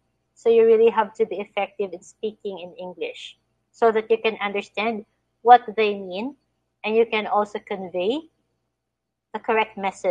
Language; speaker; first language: English; non-native, fluent; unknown